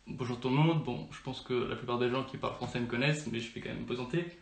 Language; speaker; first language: French; early bilingual, other home language; Italian